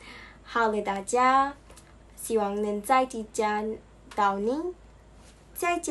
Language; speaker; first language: Chinese; non-native, learner; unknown